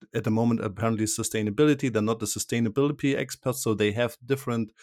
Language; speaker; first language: English; non-native, fluent; German